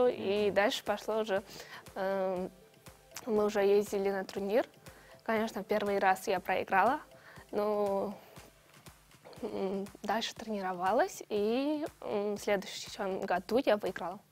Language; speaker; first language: Russian; non-native, local second language; Kyrgyz